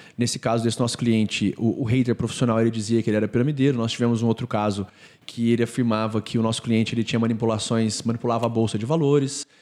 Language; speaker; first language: Portuguese; native; Portuguese